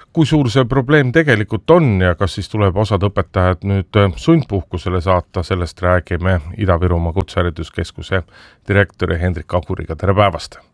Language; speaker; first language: Estonian; native; Estonian